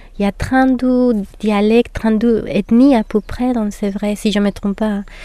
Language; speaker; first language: French; non-native, fluent; Spanish